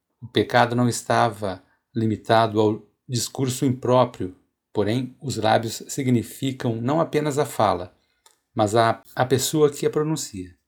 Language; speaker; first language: Portuguese; native; Portuguese